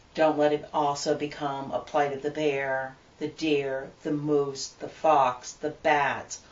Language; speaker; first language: English; native; English